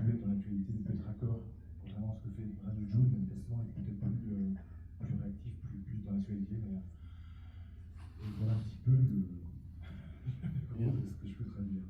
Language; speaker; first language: French; native; French